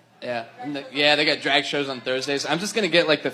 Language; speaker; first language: English; native; English